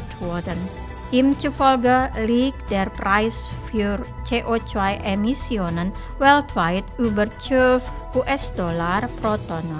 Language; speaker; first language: German; non-native, fluent; Indonesian